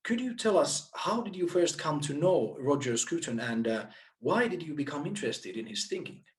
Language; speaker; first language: English; non-native, fluent; Finnish